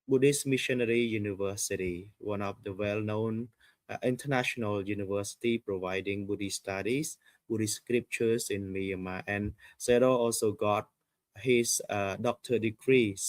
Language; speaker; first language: English; non-native, fluent; Khmer